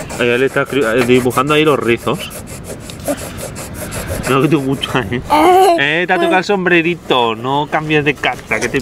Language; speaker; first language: Spanish; native; Spanish